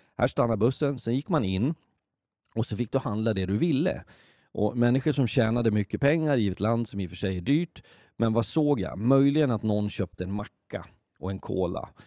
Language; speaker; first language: Swedish; native; Swedish